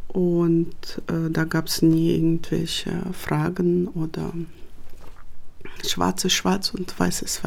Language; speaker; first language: German; non-native, fluent; Russian